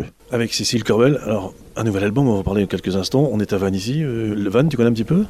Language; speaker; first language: French; native; French